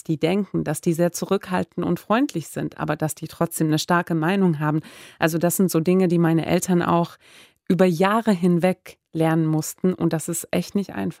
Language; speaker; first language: German; non-native, fluent; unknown